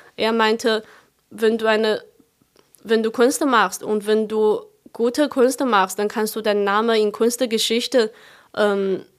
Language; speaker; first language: German; non-native, fluent; Chinese